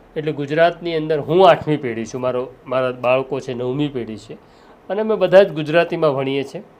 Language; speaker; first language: Gujarati; non-native, local second language; Marathi